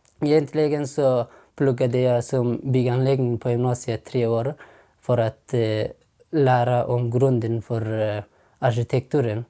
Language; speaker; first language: Swedish; non-native, fluent; Persian